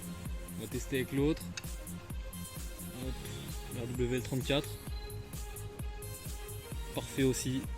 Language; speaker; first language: French; native; French